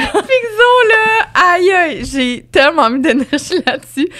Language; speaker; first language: French; native; French